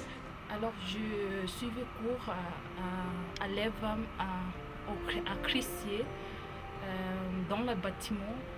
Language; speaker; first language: French; non-native, learner; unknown